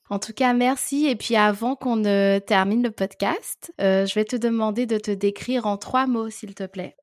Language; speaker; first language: French; native; French